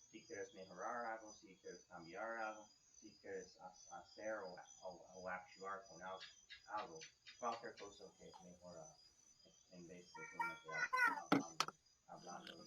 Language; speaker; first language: Spanish; non-native, fluent; English